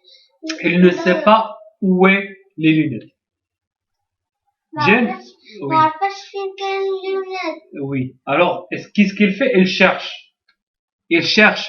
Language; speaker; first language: French; non-native, local second language; Arabic